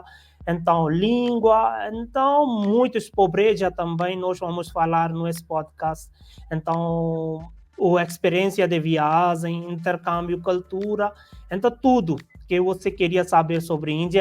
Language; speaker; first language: Portuguese; non-native, learner; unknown